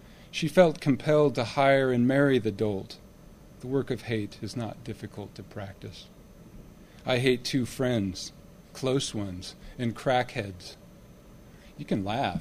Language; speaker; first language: English; native; English